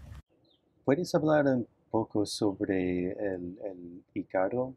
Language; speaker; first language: Spanish; non-native, fluent; English